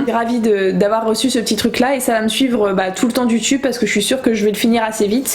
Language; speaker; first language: French; native; French